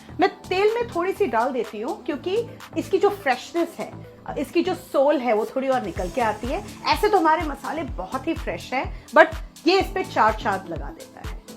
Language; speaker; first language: Hindi; non-native, local second language; Bangla